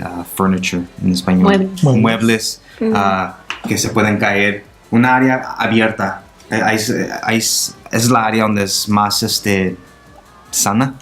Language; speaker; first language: Spanish; non-native, local second language; English